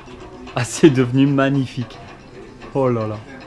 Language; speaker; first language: French; native; French